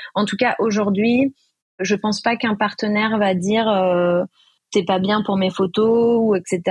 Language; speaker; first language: French; native; French